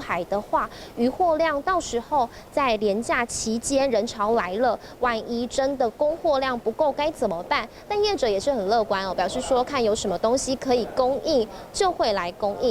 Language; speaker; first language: Chinese; native; Chinese